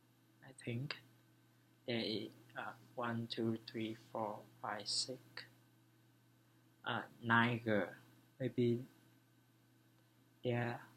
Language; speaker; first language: English; non-native, learner; Vietnamese